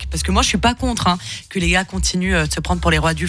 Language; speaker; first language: French; native; French